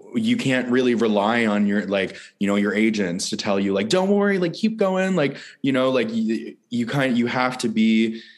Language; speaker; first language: English; native; English